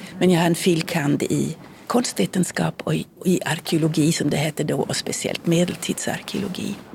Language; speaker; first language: Swedish; early bilingual, heritage; Swedish